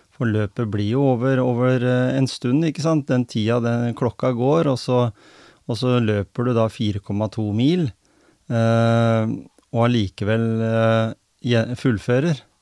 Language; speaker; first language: Norwegian; native; Norwegian